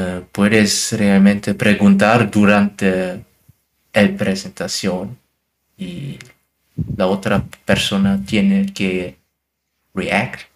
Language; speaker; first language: Spanish; non-native, learner; German